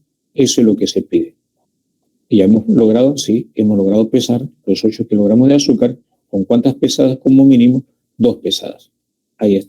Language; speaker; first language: Spanish; native; Spanish